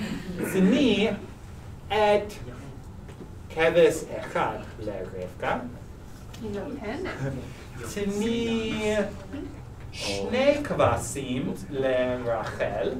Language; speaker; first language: Hebrew; non-native, fluent; English